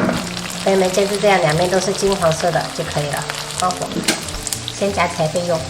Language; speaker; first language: Chinese; native; Chinese